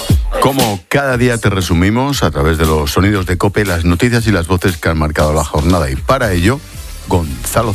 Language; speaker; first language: Spanish; native; Spanish